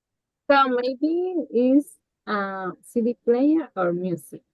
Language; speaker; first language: English; non-native, learner; Spanish